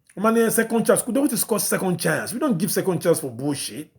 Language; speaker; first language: English; non-native, local second language; Yoruba